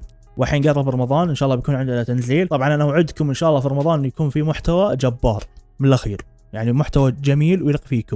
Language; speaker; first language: Arabic; native; Arabic